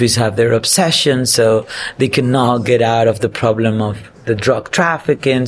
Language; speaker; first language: English; non-native, fluent; Spanish